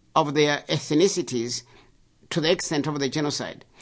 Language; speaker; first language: English; non-native, local second language; Kinyarwanda